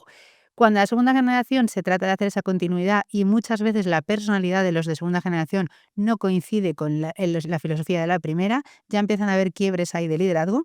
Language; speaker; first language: Spanish; native; Spanish